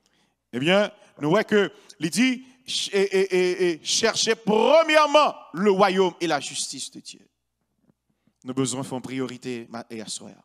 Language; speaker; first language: French; non-native, local second language; Haitian Creole